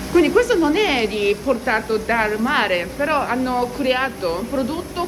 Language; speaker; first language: Italian; non-native, learner; Japanese